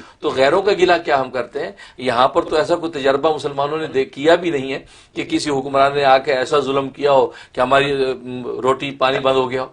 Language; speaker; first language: Urdu; native; Urdu